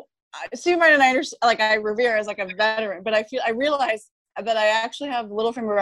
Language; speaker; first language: English; non-native, fluent; Japanese